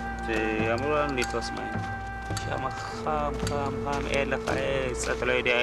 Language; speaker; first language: Hebrew; non-native, learner; Amharic